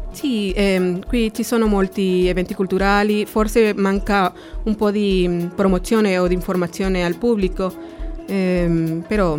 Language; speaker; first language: Italian; non-native, fluent; Spanish